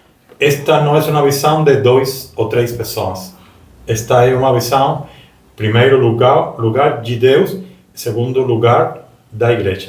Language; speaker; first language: Portuguese; non-native, learner; Spanish